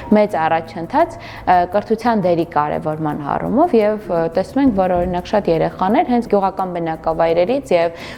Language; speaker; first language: Armenian; non-native, local second language; Kurdish